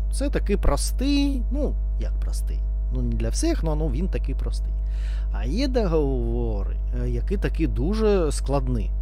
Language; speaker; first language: Ukrainian; non-native, learner; Russian